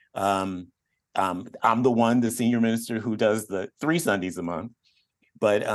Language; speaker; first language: English; native; English